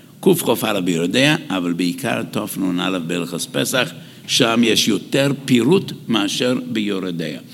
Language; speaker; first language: Hebrew; non-native, fluent; English